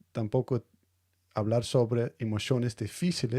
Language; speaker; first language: Spanish; non-native, fluent; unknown